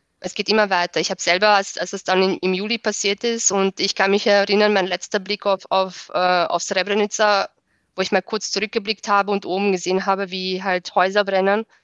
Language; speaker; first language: German; early bilingual, other home language; Bosnian